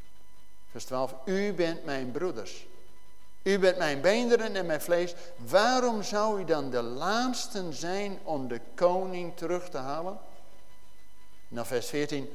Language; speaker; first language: Dutch; native; Dutch